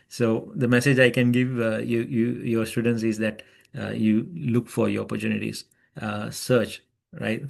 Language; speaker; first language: English; non-native, local second language; Sinhala